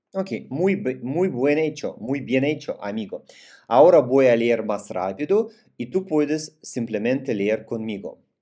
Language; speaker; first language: Spanish; non-native, fluent; Russian